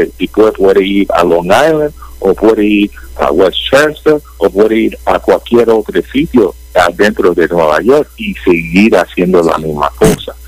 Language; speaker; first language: Spanish; early bilingual, heritage; Spanish